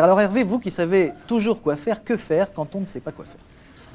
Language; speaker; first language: French; native; French